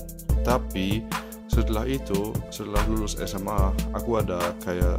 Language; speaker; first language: Indonesian; early bilingual, heritage; Indonesian